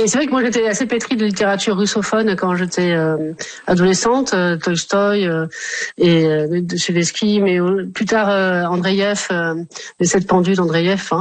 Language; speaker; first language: French; native; French